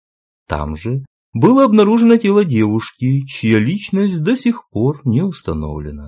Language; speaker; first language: Russian; native; Russian